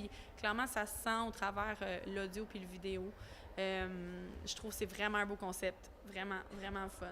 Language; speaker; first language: French; native; French